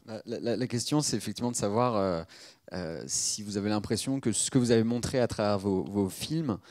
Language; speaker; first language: French; native; French